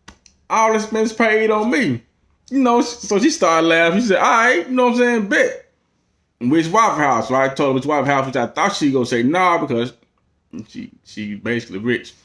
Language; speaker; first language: English; native; English